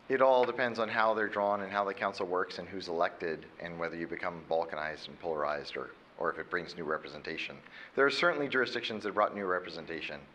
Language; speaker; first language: English; native; English